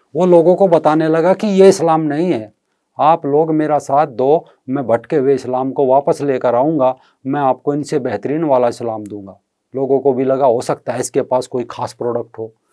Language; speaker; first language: Hindi; native; Hindi